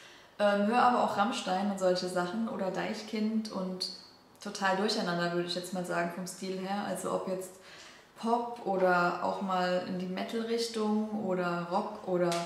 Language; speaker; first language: German; native; German